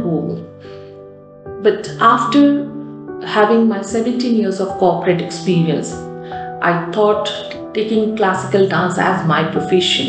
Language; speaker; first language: English; non-native, local second language; Hindi